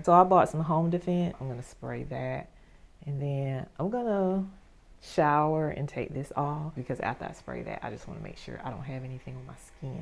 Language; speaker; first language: English; native; English